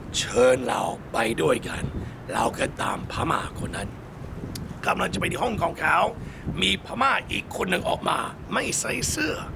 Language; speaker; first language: Thai; non-native, fluent; English